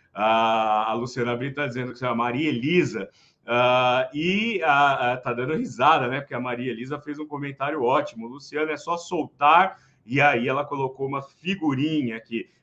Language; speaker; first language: Portuguese; native; Portuguese